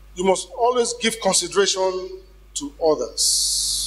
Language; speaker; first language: English; non-native, local second language; Yoruba